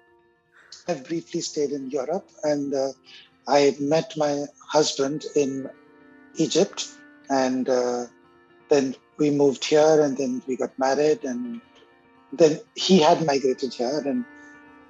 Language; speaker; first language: English; non-native, local second language; Hindi